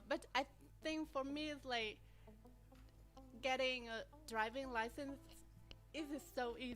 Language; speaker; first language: English; non-native, learner; Vietnamese